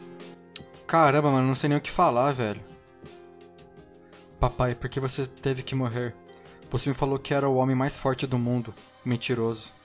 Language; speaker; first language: Portuguese; native; Portuguese